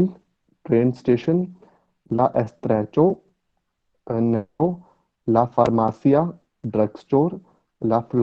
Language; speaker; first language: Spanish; non-native, learner; Hindi